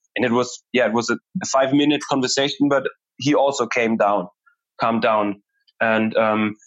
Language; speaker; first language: English; non-native, fluent; German